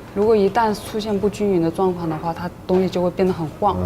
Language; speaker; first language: Chinese; native; Chinese